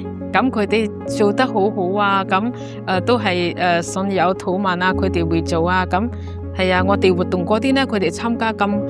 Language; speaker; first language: Cantonese; non-native, fluent; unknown